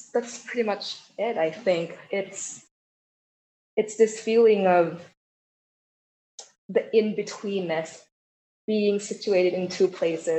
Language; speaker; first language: English; non-native, fluent; Thai